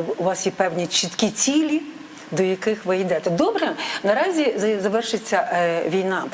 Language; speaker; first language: Ukrainian; native; Ukrainian